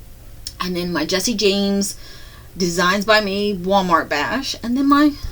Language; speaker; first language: English; native; English